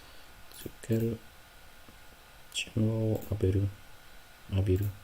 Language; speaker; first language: Japanese; non-native, learner; Ukrainian